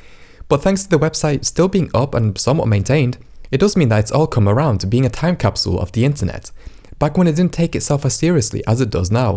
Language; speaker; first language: English; native; English